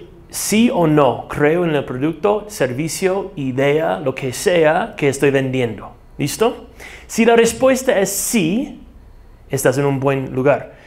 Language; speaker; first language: Spanish; non-native, fluent; English